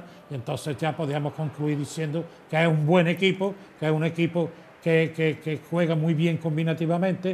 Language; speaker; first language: Spanish; native; Spanish